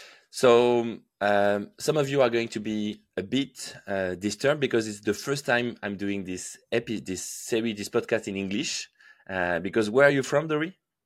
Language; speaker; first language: English; non-native, fluent; French